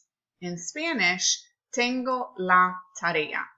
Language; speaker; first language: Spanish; non-native, fluent; English